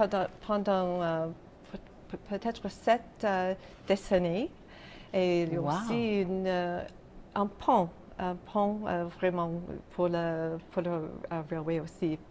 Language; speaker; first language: French; non-native, local second language; English